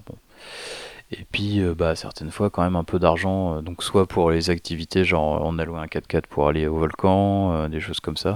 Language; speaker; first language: French; native; French